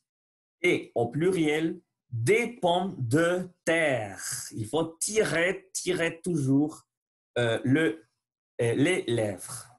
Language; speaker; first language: French; non-native, learner; Spanish